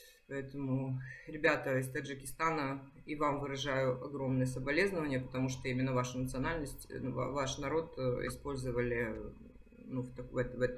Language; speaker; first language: Russian; native; Russian